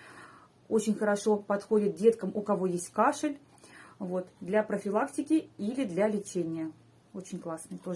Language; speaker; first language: Russian; native; Russian